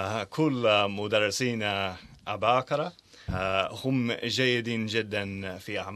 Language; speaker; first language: Arabic; non-native, learner; English